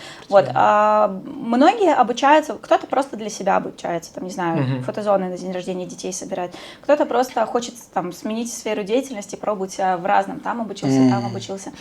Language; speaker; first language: Russian; native; Russian